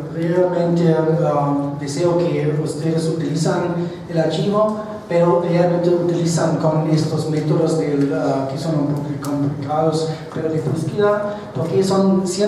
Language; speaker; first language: Spanish; non-native, fluent; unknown